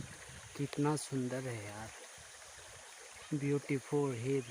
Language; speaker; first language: Hindi; non-native, local second language; Kok Borok